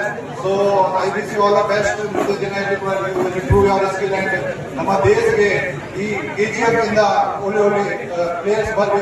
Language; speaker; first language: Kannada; non-native, learner; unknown